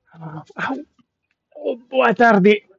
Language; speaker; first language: Portuguese; non-native, learner; English